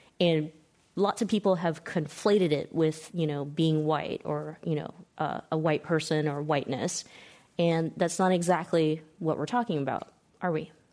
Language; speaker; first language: English; native; English